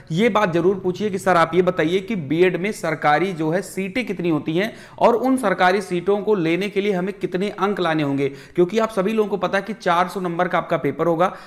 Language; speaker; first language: Hindi; native; Hindi